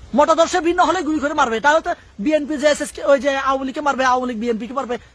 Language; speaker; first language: Bangla; native; Bangla